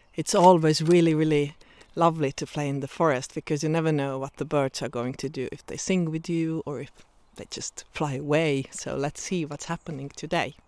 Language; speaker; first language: English; non-native, fluent; Estonian